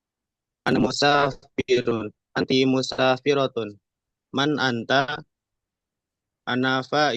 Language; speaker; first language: Arabic; non-native, learner; Indonesian